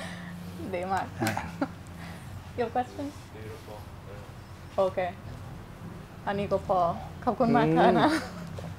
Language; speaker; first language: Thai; non-native, learner; English